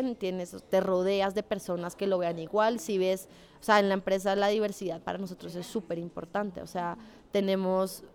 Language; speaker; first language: Spanish; native; Spanish